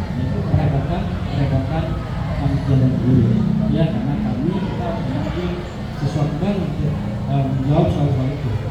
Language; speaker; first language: Indonesian; native; Indonesian